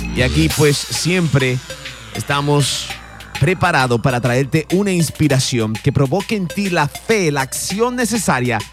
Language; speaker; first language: Spanish; native; Spanish